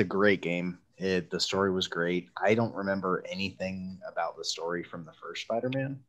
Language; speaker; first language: English; native; English